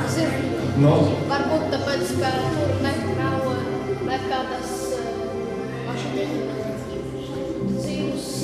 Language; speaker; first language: Latvian; non-native, local second language; Russian